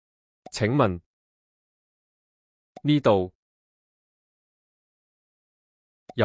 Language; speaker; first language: Cantonese; non-native, learner; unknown